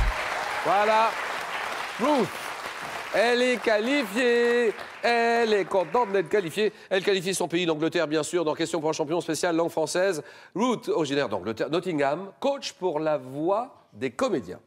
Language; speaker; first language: French; native; French